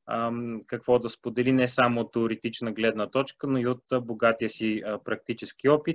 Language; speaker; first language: Bulgarian; native; Bulgarian